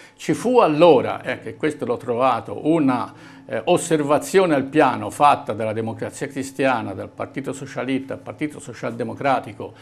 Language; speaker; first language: Italian; native; Italian